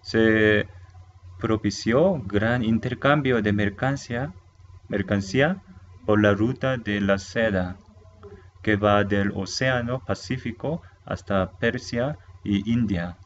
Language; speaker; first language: Spanish; non-native, fluent; Korean